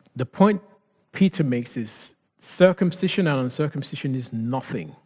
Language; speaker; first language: English; non-native, local second language; Yoruba